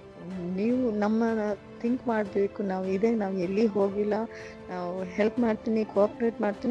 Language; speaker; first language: Kannada; non-native, learner; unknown